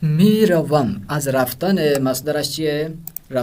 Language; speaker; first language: Persian; non-native, fluent; Urdu